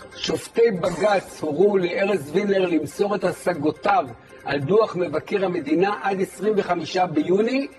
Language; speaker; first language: Hebrew; native; Hebrew